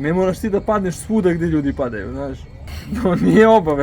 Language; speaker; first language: Croatian; native; Croatian